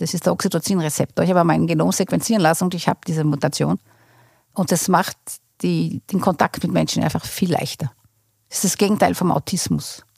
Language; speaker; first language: German; non-native, fluent; Portuguese